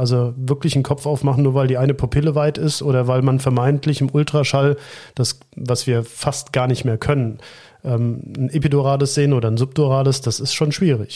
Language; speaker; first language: German; native; German